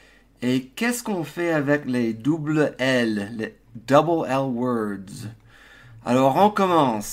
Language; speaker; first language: French; non-native, fluent; English